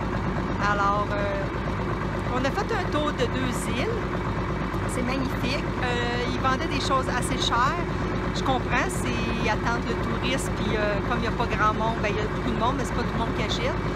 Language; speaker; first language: French; native; French